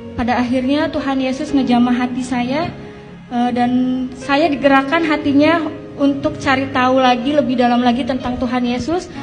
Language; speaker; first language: Indonesian; native; Indonesian